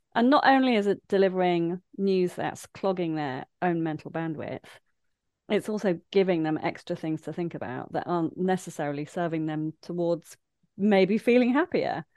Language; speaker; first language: English; native; English